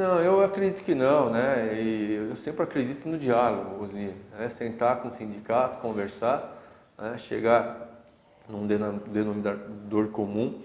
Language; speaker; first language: Portuguese; native; Portuguese